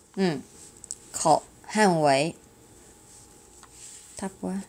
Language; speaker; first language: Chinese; non-native, learner; Vietnamese